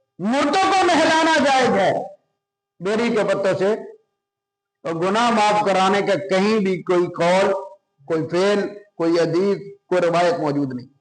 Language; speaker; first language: Urdu; non-native, local second language; Punjabi